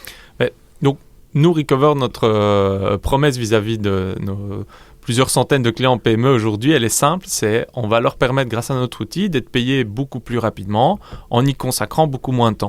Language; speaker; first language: French; native; French